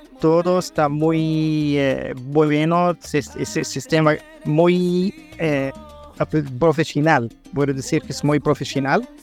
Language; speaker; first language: Spanish; non-native, learner; Arabic